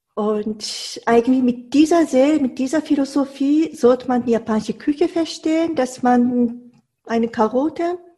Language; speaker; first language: German; non-native, fluent; Japanese